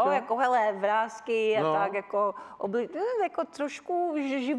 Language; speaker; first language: Czech; early bilingual, heritage; Czech